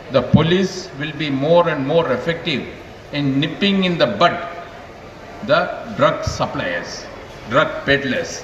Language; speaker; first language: English; non-native, local second language; Tamil